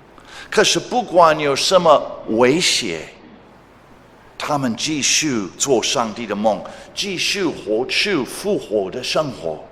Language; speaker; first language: Chinese; non-native, fluent; English